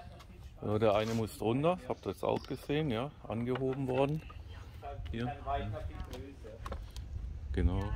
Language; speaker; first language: German; native; German